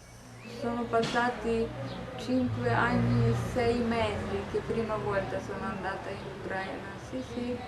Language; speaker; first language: Italian; non-native, learner; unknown